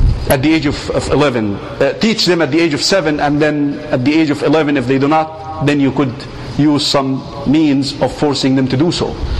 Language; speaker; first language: English; non-native, fluent; Arabic